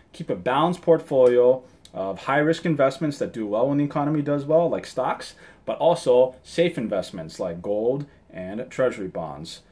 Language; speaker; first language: English; early bilingual, other home language; Japanese